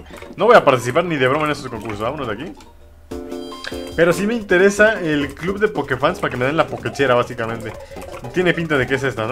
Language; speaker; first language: Spanish; native; Spanish